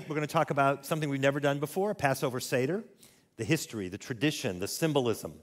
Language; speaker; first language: English; native; English